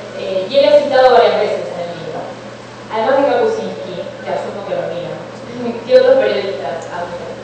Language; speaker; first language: Spanish; native; Spanish